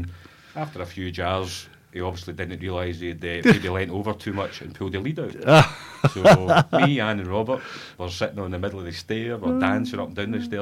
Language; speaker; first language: English; native; English